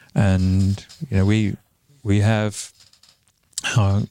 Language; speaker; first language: English; native; English